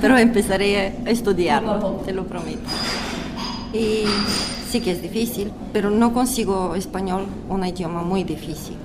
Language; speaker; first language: Spanish; non-native, learner; Bulgarian